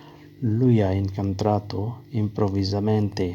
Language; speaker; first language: Italian; non-native, learner; Urdu